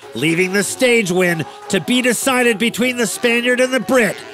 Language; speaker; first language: English; non-native, fluent; Portuguese